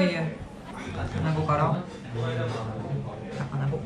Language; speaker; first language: Japanese; non-native, learner; French